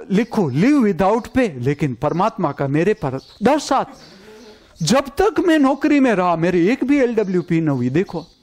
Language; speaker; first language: Hindi; non-native, local second language; Gujarati